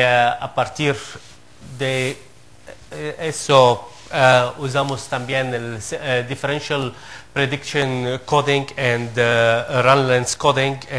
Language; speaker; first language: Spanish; non-native, fluent; Arabic